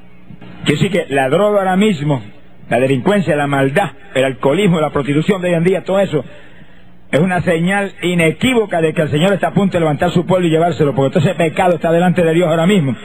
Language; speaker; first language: Spanish; native; Spanish